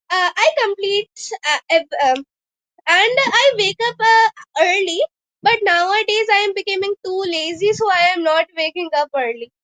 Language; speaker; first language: English; non-native, local second language; Hindi